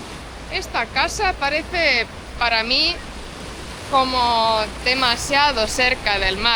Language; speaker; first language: Spanish; non-native, fluent; Portuguese